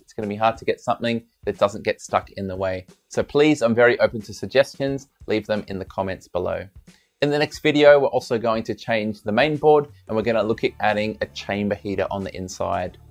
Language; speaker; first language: English; native; English